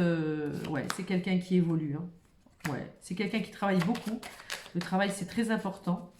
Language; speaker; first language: French; native; French